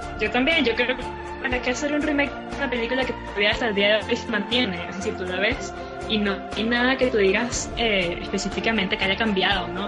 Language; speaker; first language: Spanish; native; Spanish